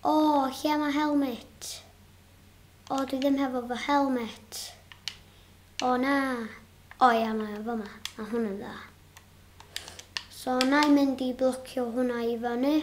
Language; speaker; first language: Welsh; non-native, local second language; English